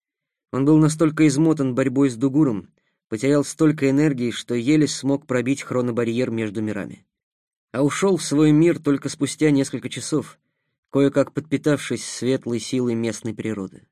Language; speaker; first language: Russian; native; Russian